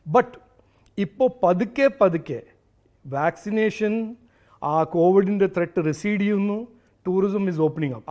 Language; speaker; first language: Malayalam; early bilingual, heritage; Malayalam